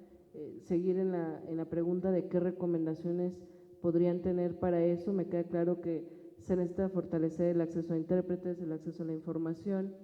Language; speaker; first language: Spanish; native; Spanish